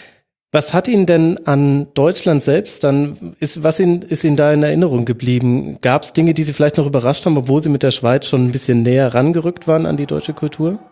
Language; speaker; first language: German; native; German